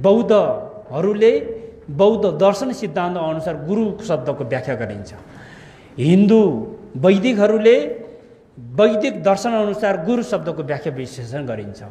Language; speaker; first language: Nepali; non-native, local second language; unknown